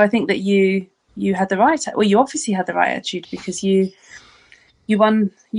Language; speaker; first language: English; native; English